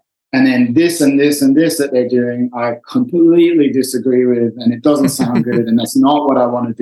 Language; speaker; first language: English; native; English